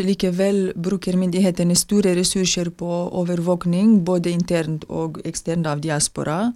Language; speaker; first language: Norwegian; non-native, fluent; Romanian